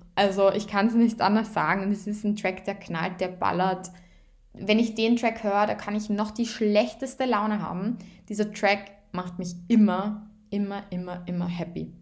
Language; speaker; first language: German; native; German